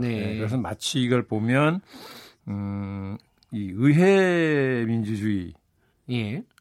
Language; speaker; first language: Korean; native; Korean